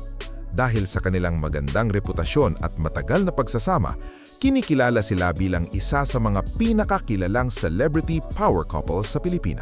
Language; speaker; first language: Filipino; native; Filipino